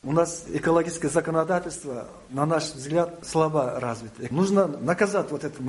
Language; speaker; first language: Russian; non-native, local second language; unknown